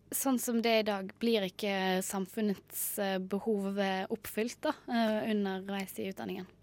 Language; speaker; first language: Norwegian; native; Norwegian